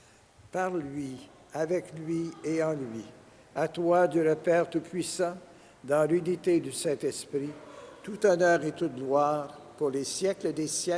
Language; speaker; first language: French; native; French